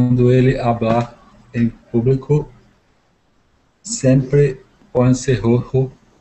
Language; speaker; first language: Spanish; non-native, learner; Portuguese